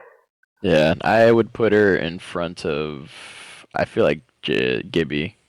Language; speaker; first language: English; native; English